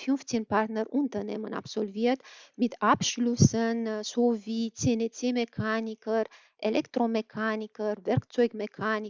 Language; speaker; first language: German; non-native, fluent; Romanian